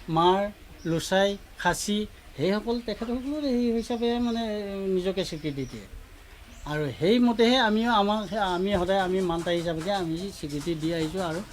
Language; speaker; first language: Assamese; non-native, local second language; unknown